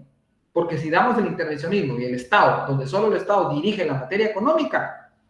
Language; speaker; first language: Spanish; native; Spanish